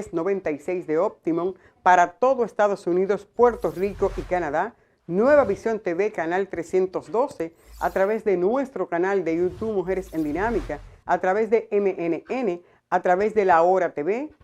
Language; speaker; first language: Spanish; native; Spanish